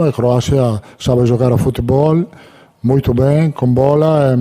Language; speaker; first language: Portuguese; non-native, learner; Italian